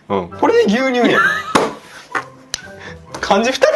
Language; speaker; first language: Japanese; native; Japanese